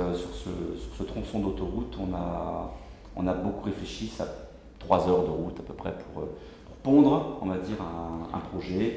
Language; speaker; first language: French; native; French